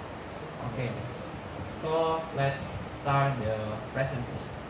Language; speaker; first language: English; non-native, learner; Indonesian